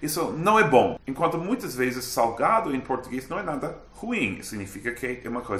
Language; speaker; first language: Portuguese; non-native, fluent; English